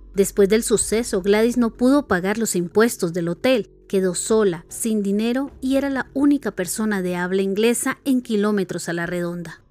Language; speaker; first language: Spanish; native; Spanish